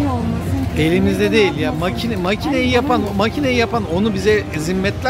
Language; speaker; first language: Turkish; native; Turkish